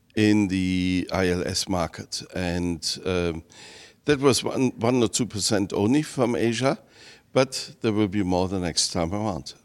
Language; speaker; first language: English; non-native, fluent; German